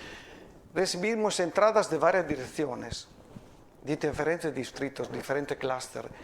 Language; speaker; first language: Spanish; non-native, fluent; Italian